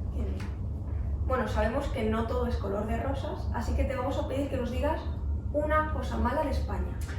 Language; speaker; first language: Spanish; native; Spanish